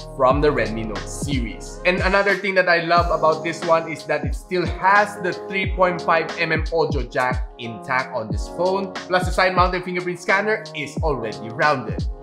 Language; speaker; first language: English; non-native, local second language; Filipino